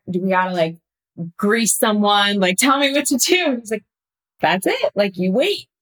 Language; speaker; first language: English; native; English